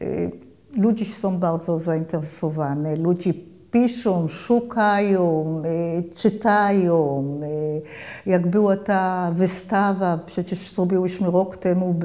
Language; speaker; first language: Polish; early bilingual, heritage; Polish